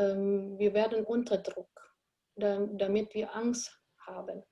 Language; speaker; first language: German; non-native, fluent; Indonesian